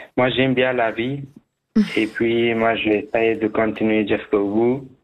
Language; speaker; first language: French; non-native, learner; Persian